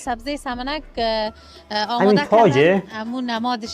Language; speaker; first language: Persian; native; Persian